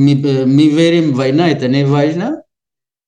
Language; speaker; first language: Russian; non-native, learner; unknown